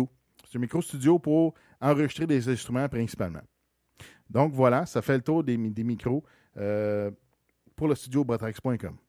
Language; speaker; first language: French; native; French